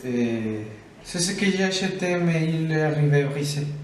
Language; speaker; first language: French; non-native, learner; Spanish